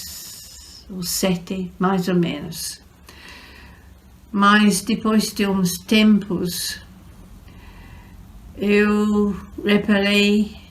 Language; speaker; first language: Portuguese; non-native, fluent; English